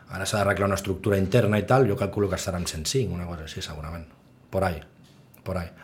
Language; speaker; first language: Catalan; native; Catalan